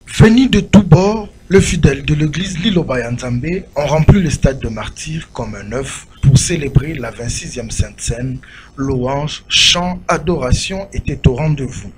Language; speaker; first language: French; non-native, local second language; Lingala